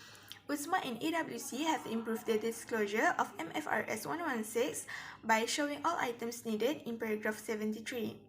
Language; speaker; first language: English; non-native, local second language; Malay